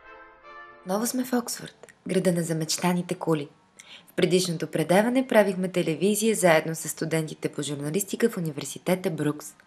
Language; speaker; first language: Bulgarian; native; Bulgarian